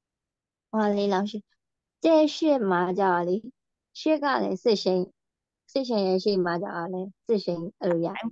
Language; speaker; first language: Chinese; non-native, learner; Burmese